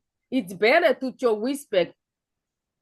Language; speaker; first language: English; non-native, learner; Haitian Creole